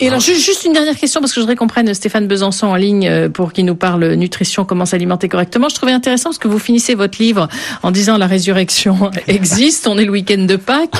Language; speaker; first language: French; native; French